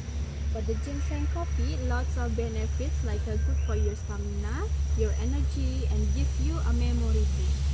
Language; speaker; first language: English; non-native, fluent; Indonesian